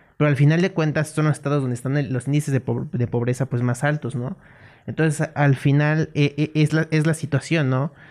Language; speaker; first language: Spanish; native; Spanish